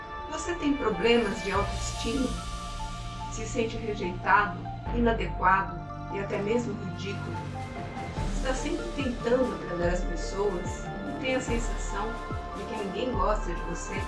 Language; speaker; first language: Portuguese; native; Portuguese